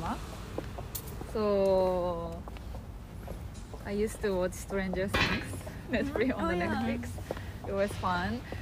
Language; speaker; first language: English; non-native, learner; Japanese